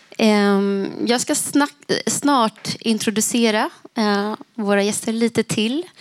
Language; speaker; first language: Swedish; native; Swedish